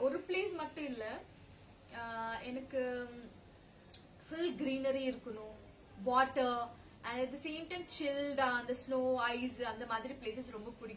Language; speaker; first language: Tamil; non-native, learner; Telugu